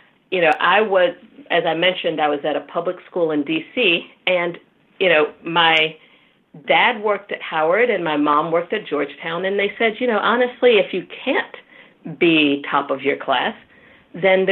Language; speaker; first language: English; native; English